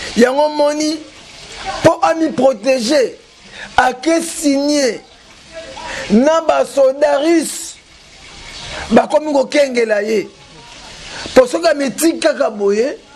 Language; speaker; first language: Lingala; non-native, local second language; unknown